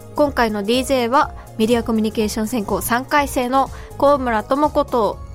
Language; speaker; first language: Japanese; native; Japanese